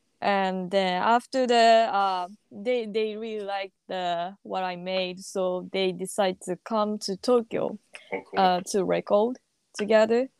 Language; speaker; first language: English; non-native, learner; Japanese